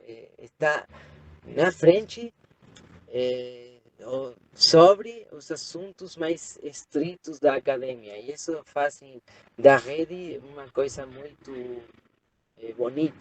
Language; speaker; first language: Portuguese; non-native, fluent; Spanish